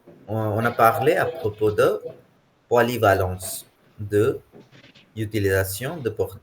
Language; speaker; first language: French; non-native, fluent; Hindi